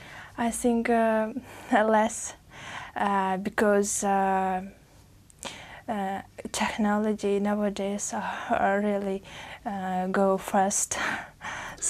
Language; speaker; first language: English; non-native, learner; Uzbek